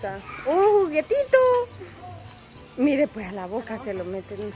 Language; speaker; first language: Spanish; native; Spanish